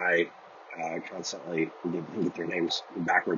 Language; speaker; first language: English; native; English